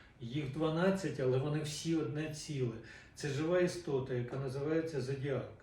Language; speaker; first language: Ukrainian; native; Ukrainian